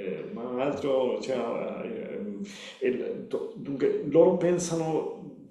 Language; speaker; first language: Italian; non-native, learner; Spanish